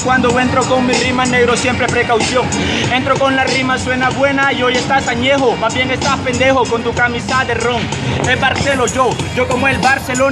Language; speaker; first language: Spanish; native; Spanish